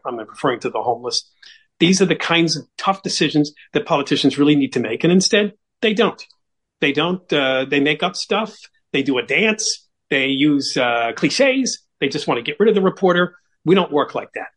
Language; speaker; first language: English; native; English